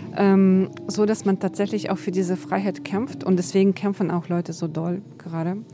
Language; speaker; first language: German; non-native, fluent; Ukrainian